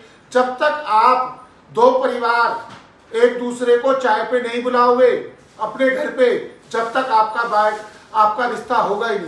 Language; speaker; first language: Hindi; native; Hindi